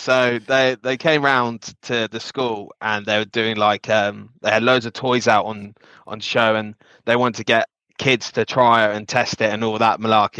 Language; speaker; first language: English; native; English